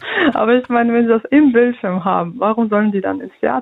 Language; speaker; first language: German; early bilingual, other home language; Russian